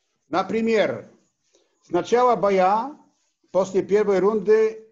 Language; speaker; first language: Russian; non-native, learner; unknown